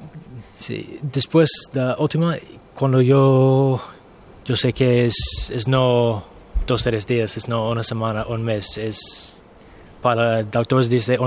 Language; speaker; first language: Spanish; non-native, learner; English